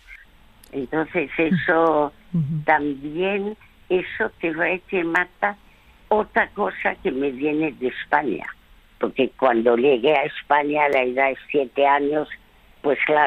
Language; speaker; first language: Spanish; early bilingual, other home language; French